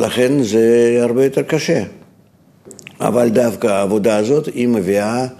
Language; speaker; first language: Hebrew; non-native, fluent; Russian